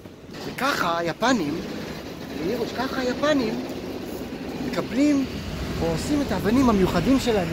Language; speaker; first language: Hebrew; non-native, fluent; Japanese